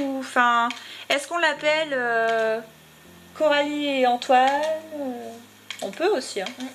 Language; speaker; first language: French; native; French